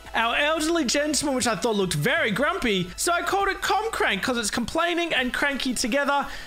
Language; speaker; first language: English; native; English